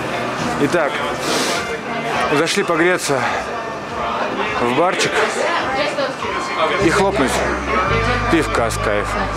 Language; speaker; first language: Russian; native; Russian